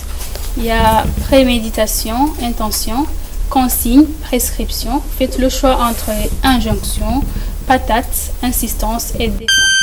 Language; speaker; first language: French; non-native, local second language; Comorian